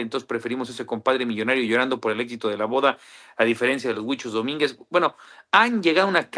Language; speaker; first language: Spanish; native; Spanish